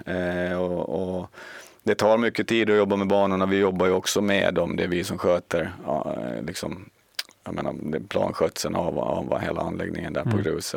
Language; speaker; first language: Swedish; native; Swedish